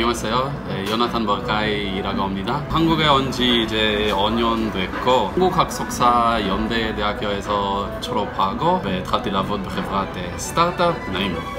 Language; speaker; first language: Korean; non-native, fluent; Hebrew